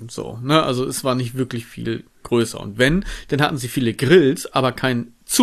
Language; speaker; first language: German; native; German